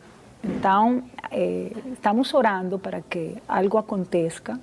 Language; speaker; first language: Portuguese; non-native, fluent; Spanish